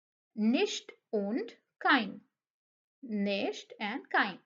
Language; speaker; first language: German; non-native, fluent; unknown